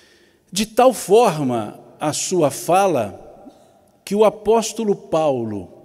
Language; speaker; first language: Portuguese; native; Portuguese